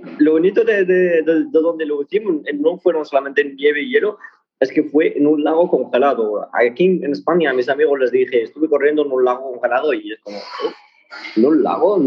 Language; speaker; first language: Spanish; early bilingual, other home language; Arabic